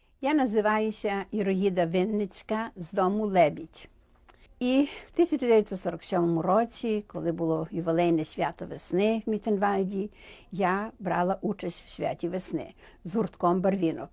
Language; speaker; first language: Ukrainian; native; Ukrainian